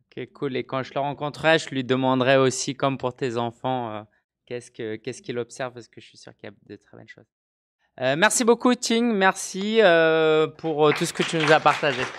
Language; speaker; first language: French; native; French